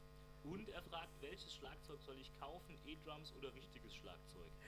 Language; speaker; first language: German; native; German